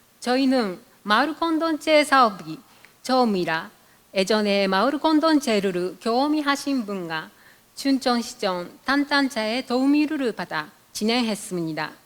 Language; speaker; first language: Korean; non-native, fluent; Japanese